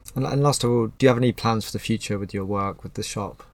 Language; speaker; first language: English; native; English